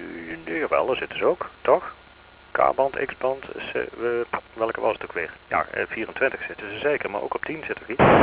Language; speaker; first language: Dutch; native; Dutch